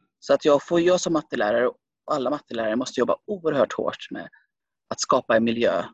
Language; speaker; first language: Swedish; early bilingual, other home language; Finnish